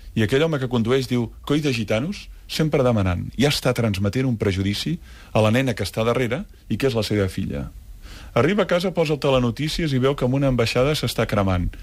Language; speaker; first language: Catalan; native; Catalan